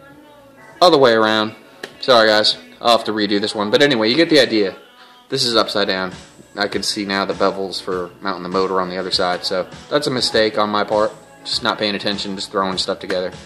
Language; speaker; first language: English; native; English